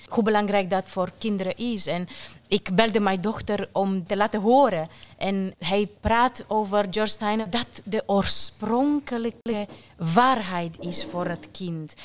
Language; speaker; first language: Dutch; non-native, fluent; Romanian